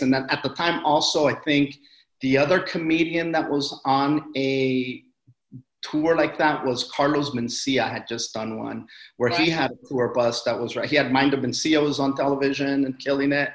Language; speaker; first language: English; native; English